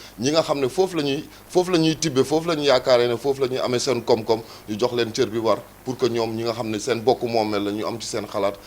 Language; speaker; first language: Wolof; non-native, local second language; Serer